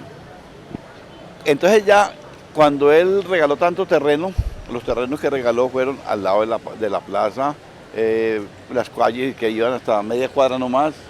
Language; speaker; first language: Spanish; native; Spanish